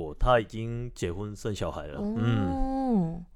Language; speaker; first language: Chinese; non-native, fluent; Korean